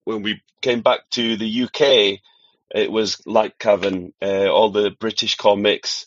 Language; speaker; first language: English; native; English